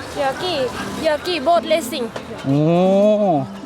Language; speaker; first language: Korean; non-native, learner; Thai